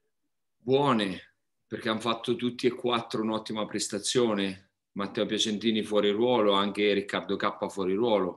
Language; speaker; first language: Italian; native; Italian